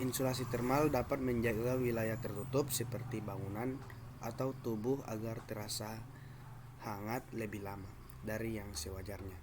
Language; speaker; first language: Indonesian; native; Indonesian